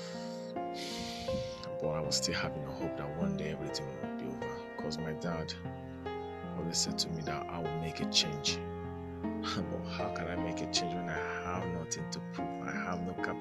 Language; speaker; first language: English; non-native, local second language; Igbo